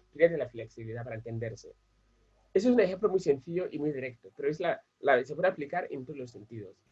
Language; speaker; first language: Spanish; non-native, fluent; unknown